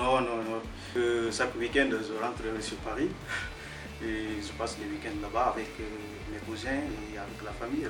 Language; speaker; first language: French; non-native, local second language; Wolof